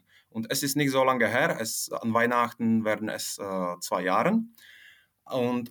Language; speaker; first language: German; non-native, fluent; Czech